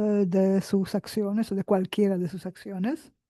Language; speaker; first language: Spanish; native; Spanish